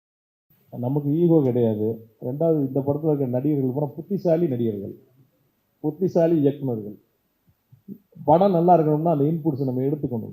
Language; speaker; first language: Tamil; native; Tamil